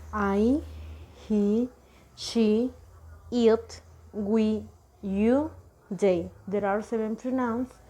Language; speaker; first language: English; non-native, fluent; Spanish